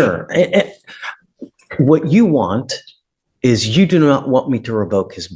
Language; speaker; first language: English; native; English